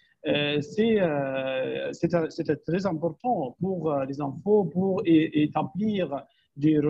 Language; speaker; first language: French; non-native, fluent; Arabic